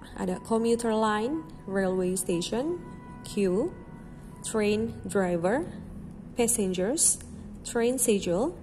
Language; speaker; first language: English; non-native, fluent; Indonesian